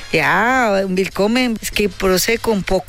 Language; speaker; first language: German; non-native, learner; Spanish